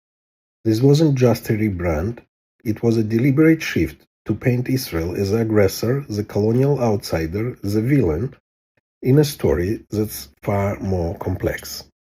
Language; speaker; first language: English; non-native, fluent; Hebrew